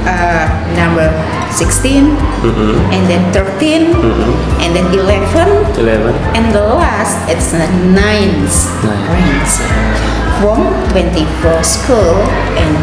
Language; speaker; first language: English; non-native, learner; Indonesian